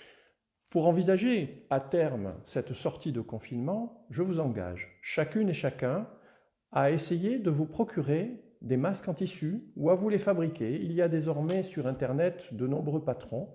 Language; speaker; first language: French; native; French